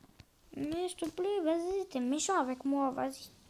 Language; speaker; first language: French; native; French